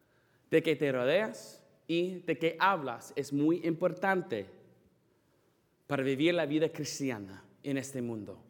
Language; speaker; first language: Spanish; non-native, fluent; English